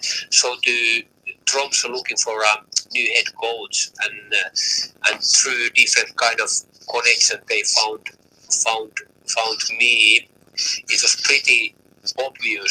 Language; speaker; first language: English; non-native, fluent; Finnish